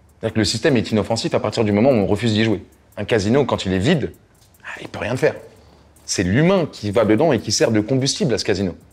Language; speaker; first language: French; native; French